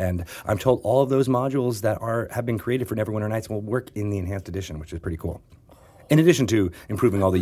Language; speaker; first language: English; native; English